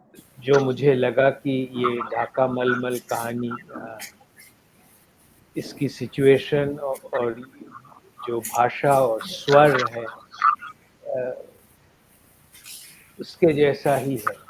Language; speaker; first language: Hindi; non-native, local second language; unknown